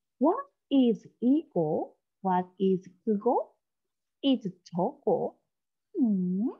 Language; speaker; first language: English; non-native, learner; Korean